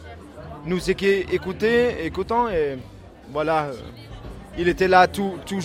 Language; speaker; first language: French; non-native, learner; Danish